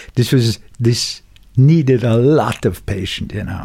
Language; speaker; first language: English; non-native, fluent; German